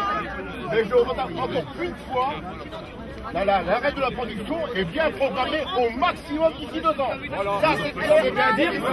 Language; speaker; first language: French; native; French